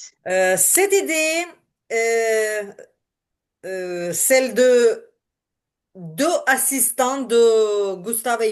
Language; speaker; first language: French; non-native, learner; Ukrainian